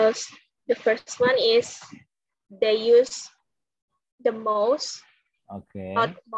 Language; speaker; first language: English; non-native, learner; Indonesian